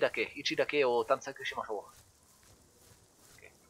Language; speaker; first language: Japanese; non-native, learner; French